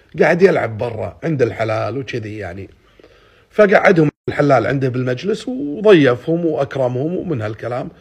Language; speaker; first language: Arabic; native; Arabic